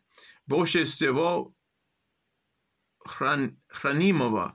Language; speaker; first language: Russian; early bilingual, heritage; English